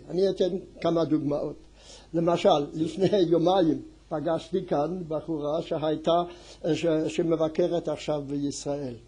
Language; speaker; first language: Hebrew; non-native, fluent; French